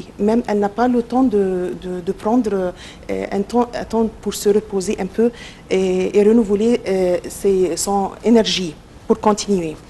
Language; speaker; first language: French; non-native, local second language; Arabic